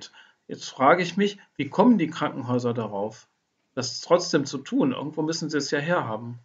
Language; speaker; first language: German; native; German